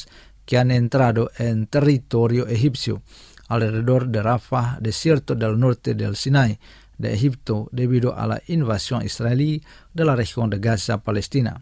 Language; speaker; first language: Spanish; non-native, fluent; Indonesian